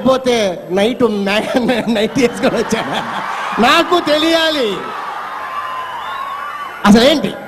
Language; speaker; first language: Telugu; native; Telugu